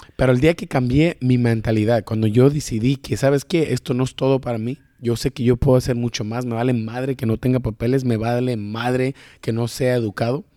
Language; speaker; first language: Spanish; early bilingual, heritage; Spanish